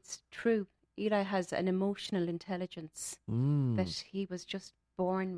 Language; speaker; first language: English; native; English